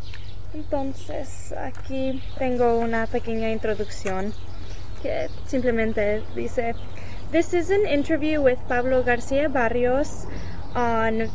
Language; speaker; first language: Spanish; early bilingual, heritage; Spanish